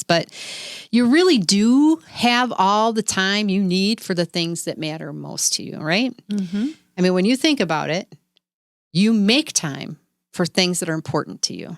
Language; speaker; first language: English; native; English